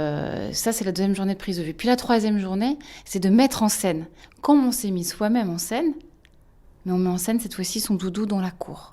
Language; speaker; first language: French; native; French